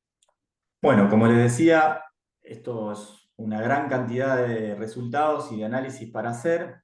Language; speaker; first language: Spanish; native; Spanish